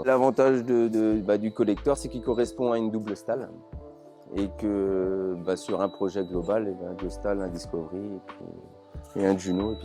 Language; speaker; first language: French; native; French